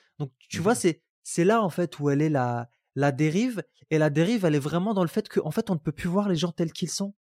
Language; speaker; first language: French; non-native, local second language; Arabic